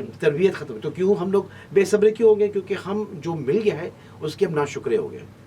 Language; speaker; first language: Urdu; early bilingual, heritage; Urdu